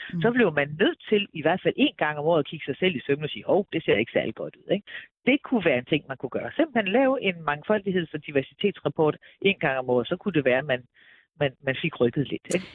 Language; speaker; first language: Danish; native; Danish